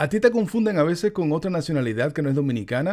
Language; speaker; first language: Spanish; native; Spanish